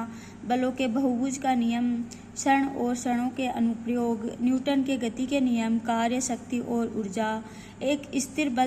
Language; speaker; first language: Hindi; native; Hindi